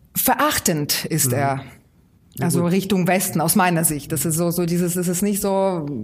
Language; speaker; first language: German; non-native, fluent; Ukrainian